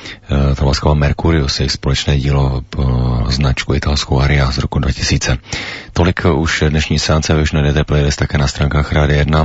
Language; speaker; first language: Czech; native; Czech